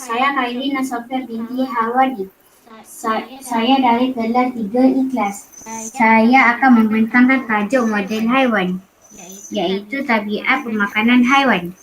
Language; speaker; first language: Malay; native; Malay